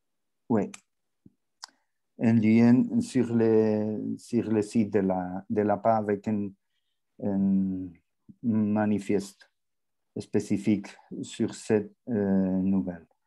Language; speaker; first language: French; non-native, learner; Spanish